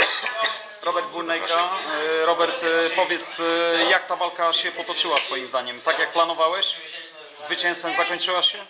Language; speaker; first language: Polish; native; Polish